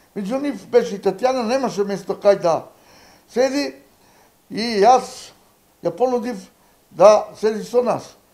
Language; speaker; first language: Macedonian; native; Macedonian